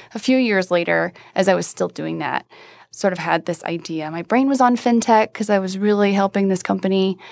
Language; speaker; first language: English; native; English